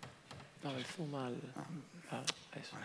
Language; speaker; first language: Spanish; native; Spanish